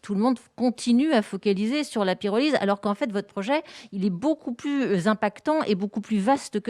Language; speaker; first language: French; native; French